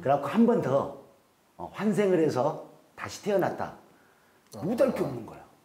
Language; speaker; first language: Korean; native; Korean